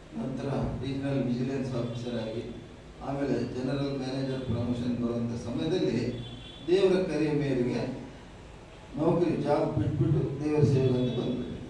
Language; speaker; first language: Kannada; non-native, local second language; Telugu